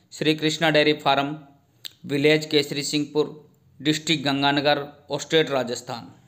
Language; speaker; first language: Hindi; native; Hindi